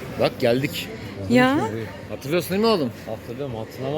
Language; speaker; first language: Turkish; native; Turkish